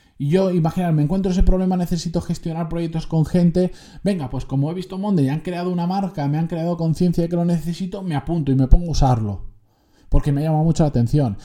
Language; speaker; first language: Spanish; native; Spanish